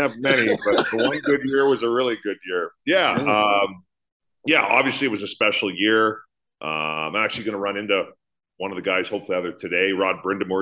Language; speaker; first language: English; native; English